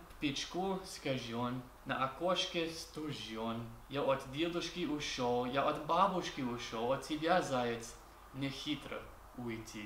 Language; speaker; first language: Russian; non-native, learner; English